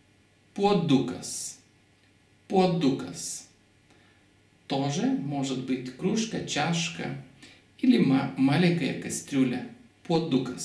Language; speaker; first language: Russian; non-native, fluent; Lithuanian